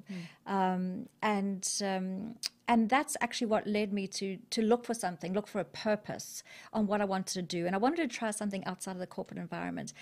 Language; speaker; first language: English; native; English